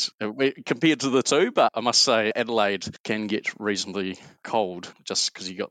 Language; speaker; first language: English; native; English